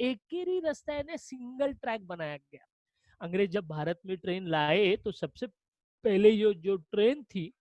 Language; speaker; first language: Hindi; non-native, local second language; Marathi